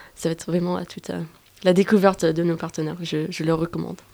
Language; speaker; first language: French; non-native, fluent; English